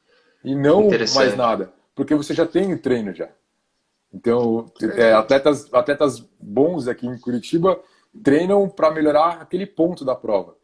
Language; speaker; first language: Portuguese; native; Portuguese